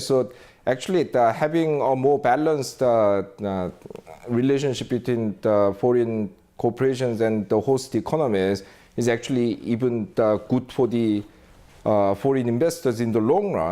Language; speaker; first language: English; non-native, fluent; Korean